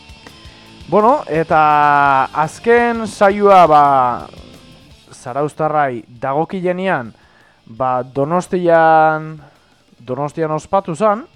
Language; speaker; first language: Basque; native; Basque